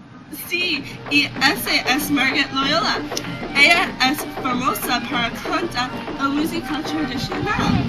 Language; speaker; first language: Spanish; non-native, learner; English